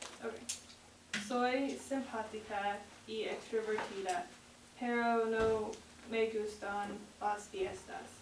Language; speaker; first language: Spanish; non-native, learner; English